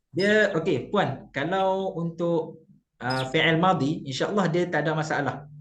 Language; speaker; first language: Malay; native; Malay